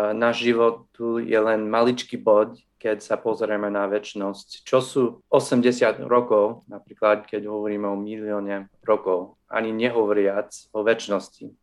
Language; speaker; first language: Slovak; non-native, fluent; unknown